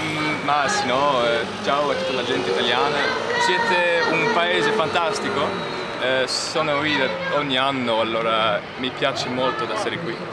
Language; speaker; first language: Italian; non-native, learner; Dutch